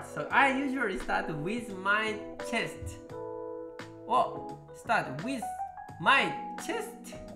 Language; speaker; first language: English; non-native, learner; Japanese